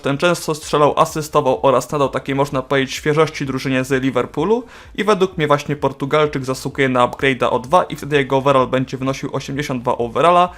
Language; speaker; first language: Polish; native; Polish